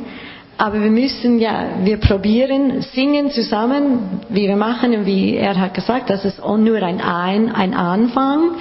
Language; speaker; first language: German; non-native, learner; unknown